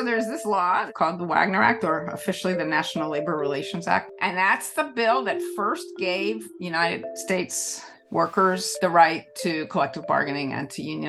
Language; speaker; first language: English; native; English